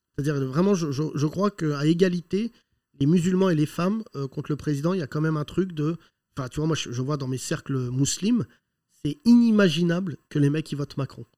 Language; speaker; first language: French; native; French